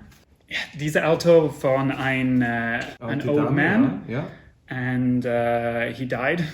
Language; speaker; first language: German; non-native, learner; English